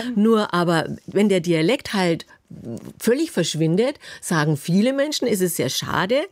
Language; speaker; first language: German; native; German